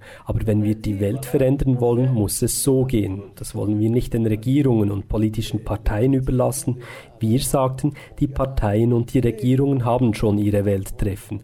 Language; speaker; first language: German; native; German